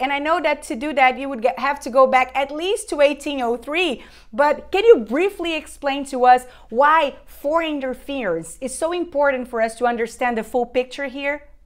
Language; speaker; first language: English; non-native, fluent; Portuguese